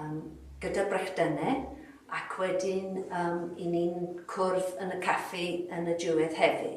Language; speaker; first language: Welsh; non-native, fluent; English